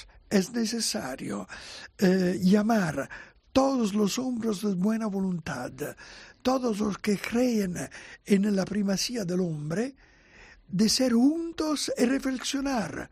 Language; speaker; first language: Spanish; non-native, fluent; Italian